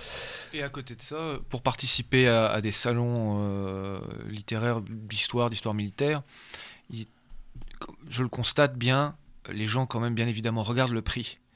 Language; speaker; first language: French; native; French